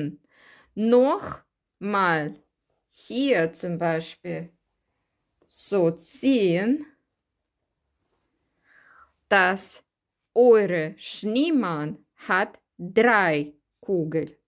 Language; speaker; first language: German; non-native, learner; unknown